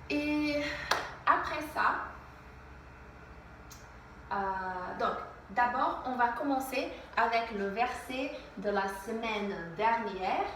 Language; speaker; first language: French; non-native, fluent; English